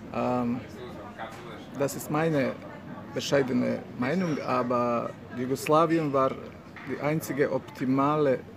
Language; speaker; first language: German; non-native, learner; Bosnian